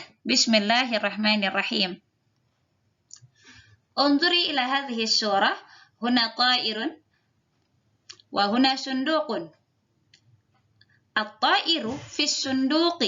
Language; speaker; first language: Arabic; non-native, fluent; Indonesian